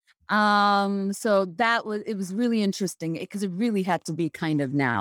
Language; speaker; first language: English; non-native, local second language; Bangla